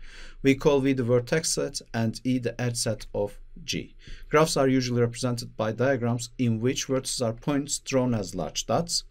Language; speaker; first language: English; non-native, fluent; Turkish